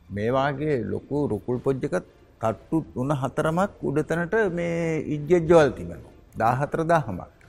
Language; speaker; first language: Sinhala; native; Sinhala